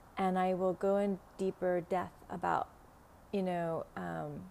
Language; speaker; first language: English; non-native, fluent; Vietnamese